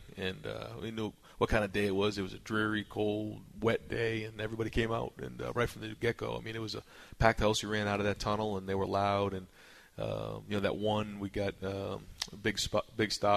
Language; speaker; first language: English; native; English